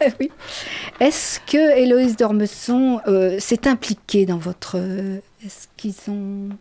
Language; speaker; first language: French; native; French